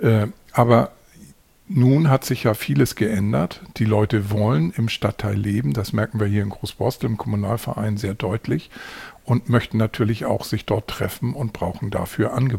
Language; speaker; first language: German; native; German